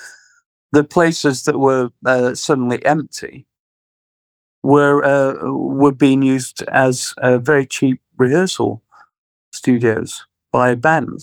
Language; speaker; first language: English; native; English